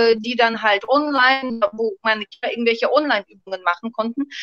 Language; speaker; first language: German; non-native, fluent; Russian